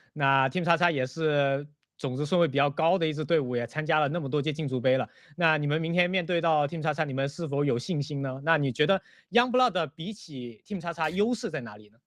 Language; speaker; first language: Chinese; native; Chinese